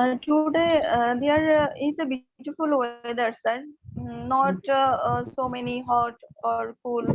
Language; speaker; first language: English; non-native, learner; Bangla